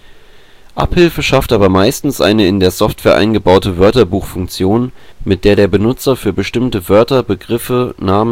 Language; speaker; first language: German; native; German